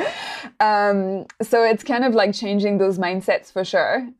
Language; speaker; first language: English; non-native, fluent; French